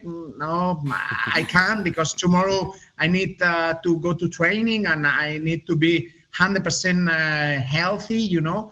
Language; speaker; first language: English; non-native, learner; Spanish